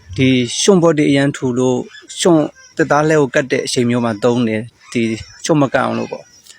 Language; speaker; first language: Burmese; native; Burmese